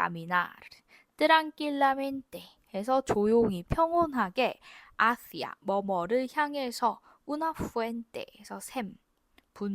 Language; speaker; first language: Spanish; non-native, fluent; Korean